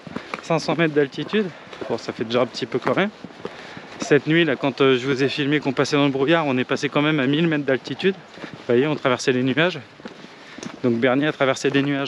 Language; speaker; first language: French; native; French